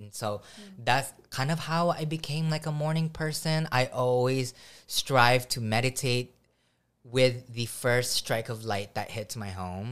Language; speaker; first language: English; early bilingual, other home language; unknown